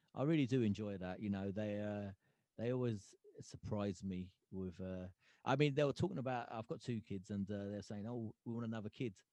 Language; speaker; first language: English; early bilingual, other home language; Punjabi